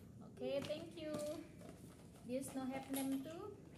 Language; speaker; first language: English; non-native, learner; Indonesian